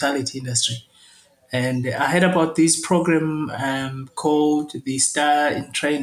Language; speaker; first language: English; non-native, local second language; Zulu